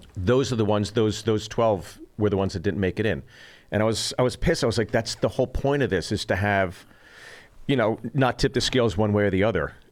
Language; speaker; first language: English; early bilingual, other home language; Korean